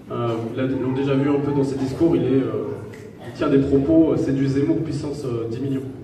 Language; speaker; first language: French; native; French